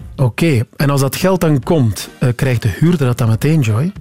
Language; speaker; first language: Dutch; native; Dutch